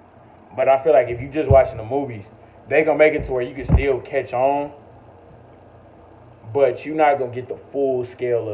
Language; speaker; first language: English; native; English